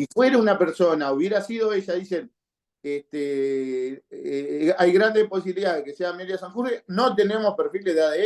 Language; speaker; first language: Spanish; native; Spanish